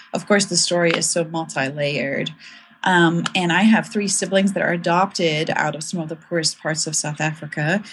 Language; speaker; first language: English; native; English